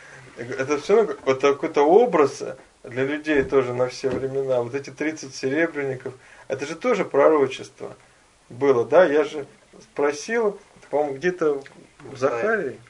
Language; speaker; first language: Russian; native; Russian